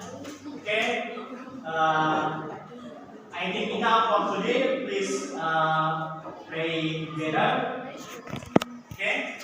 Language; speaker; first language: English; non-native, learner; Indonesian